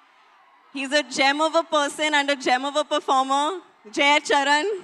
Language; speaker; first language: Telugu; non-native, learner; Hindi